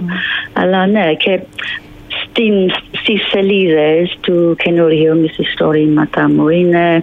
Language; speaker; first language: Greek; non-native, learner; English